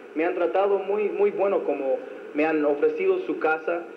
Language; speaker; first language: Spanish; non-native, fluent; English